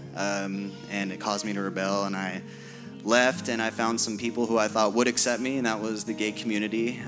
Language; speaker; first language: English; native; English